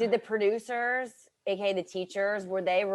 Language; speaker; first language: English; native; English